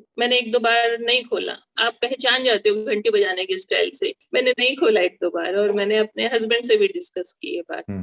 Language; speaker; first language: Hindi; native; Hindi